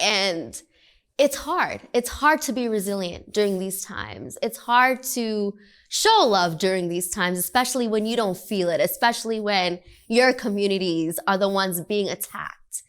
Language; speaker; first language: English; early bilingual, other home language; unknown